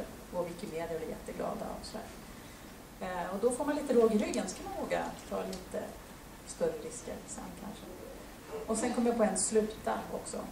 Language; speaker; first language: Swedish; native; Swedish